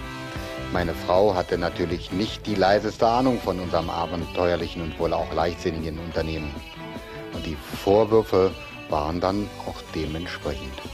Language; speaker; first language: German; native; German